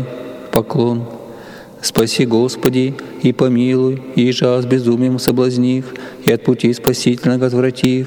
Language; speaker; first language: Russian; native; Russian